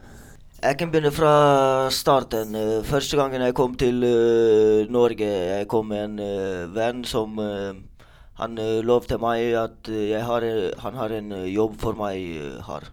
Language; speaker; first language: Norwegian; non-native, learner; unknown